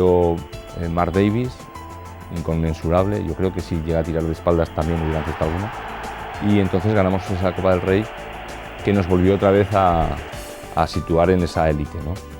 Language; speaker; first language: Spanish; native; Spanish